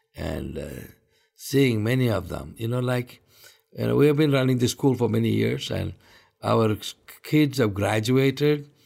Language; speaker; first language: English; non-native, local second language; Malayalam